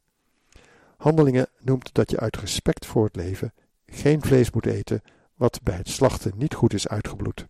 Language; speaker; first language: Dutch; native; Dutch